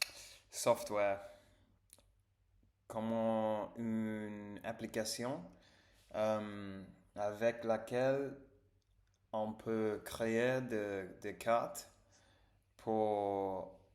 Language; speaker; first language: French; non-native, learner; English